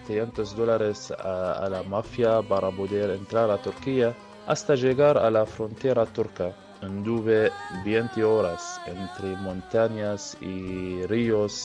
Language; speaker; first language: Spanish; early bilingual, other home language; Arabic